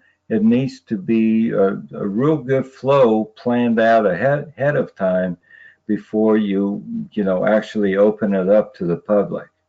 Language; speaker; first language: English; native; English